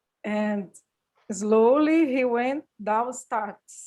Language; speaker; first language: English; non-native, learner; Portuguese